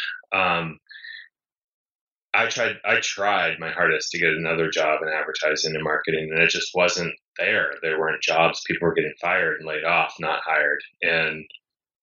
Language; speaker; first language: English; native; English